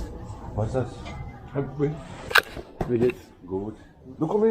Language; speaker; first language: German; non-native, learner; Hindi